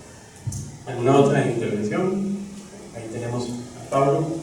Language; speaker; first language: Spanish; native; Spanish